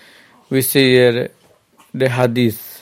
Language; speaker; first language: Swedish; non-native, local second language; Burmese